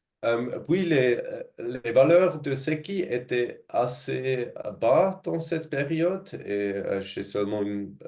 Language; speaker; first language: French; non-native, fluent; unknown